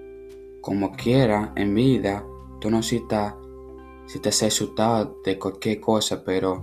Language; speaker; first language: Spanish; non-native, learner; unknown